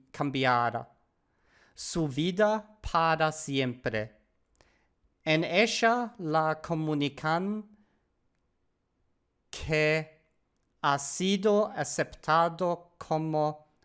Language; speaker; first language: Spanish; non-native, learner; English